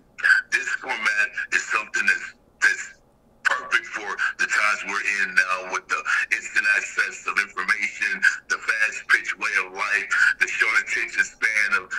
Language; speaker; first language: English; native; English